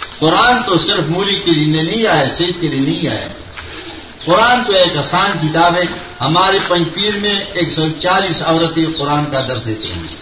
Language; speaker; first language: Urdu; non-native, local second language; Pashto